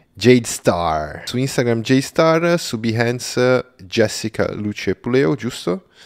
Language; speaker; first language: Italian; native; Italian